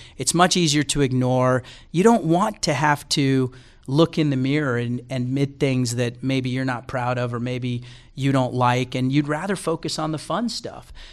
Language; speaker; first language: English; native; English